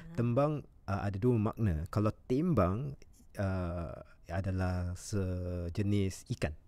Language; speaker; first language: Malay; native; Malay